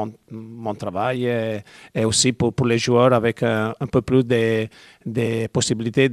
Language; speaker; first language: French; non-native, learner; Italian